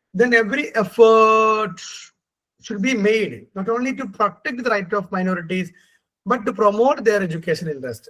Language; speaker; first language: English; non-native, local second language; Malayalam